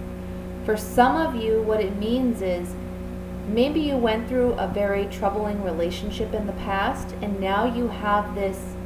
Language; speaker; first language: English; native; English